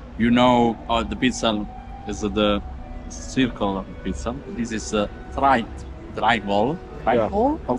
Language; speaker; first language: English; non-native, learner; Italian